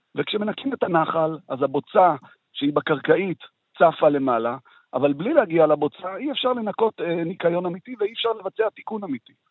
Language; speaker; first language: Hebrew; native; Hebrew